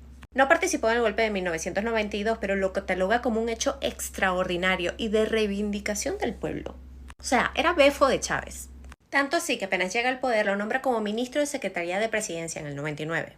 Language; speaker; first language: Spanish; native; Spanish